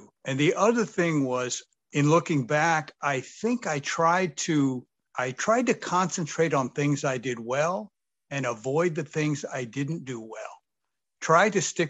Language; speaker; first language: English; native; English